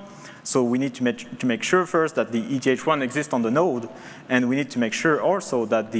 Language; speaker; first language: English; non-native, fluent; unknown